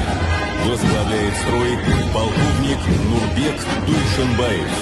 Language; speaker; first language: Russian; native; Russian